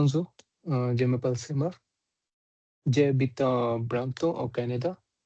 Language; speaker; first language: French; non-native, learner; Punjabi